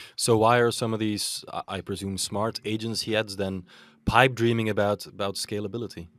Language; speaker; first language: English; non-native, fluent; Dutch